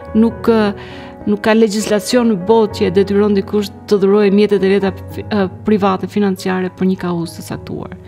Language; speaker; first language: Albanian; native; Albanian